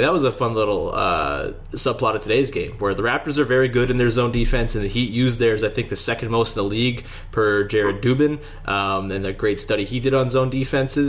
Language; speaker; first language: English; native; English